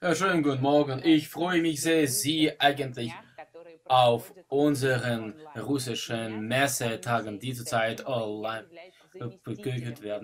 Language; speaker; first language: German; non-native, fluent; Russian